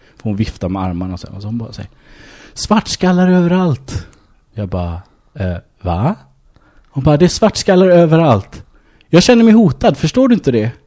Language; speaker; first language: Swedish; early bilingual, other home language; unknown